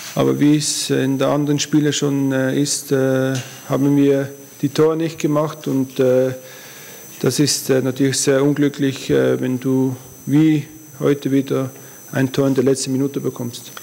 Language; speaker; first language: German; early bilingual, other home language; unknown